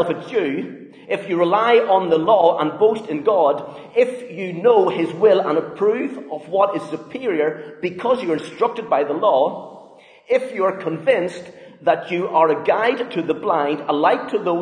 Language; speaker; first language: English; native; English